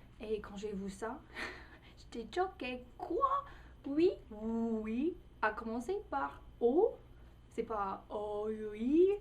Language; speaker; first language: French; non-native, fluent; English